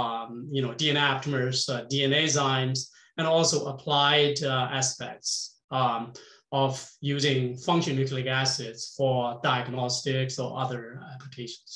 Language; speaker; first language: English; non-native, fluent; Chinese